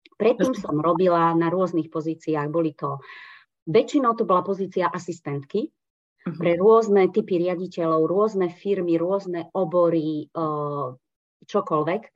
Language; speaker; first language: Slovak; non-native, local second language; Hungarian